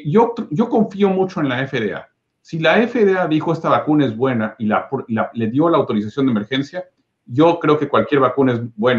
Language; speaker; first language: Spanish; native; Spanish